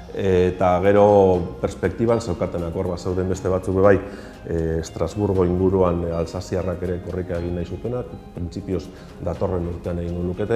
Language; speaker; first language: Basque; native; Basque